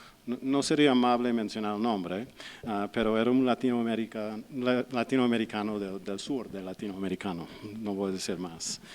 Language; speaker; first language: Spanish; non-native, fluent; English